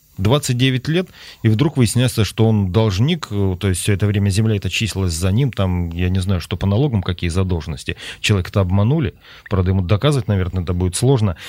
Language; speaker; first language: Russian; native; Russian